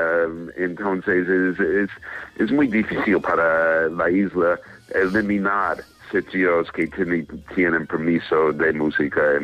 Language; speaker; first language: Spanish; non-native, fluent; English